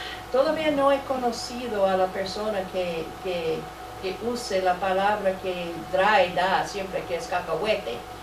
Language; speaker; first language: Spanish; non-native, fluent; English